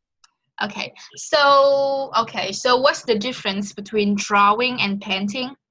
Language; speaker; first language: English; non-native, fluent; Vietnamese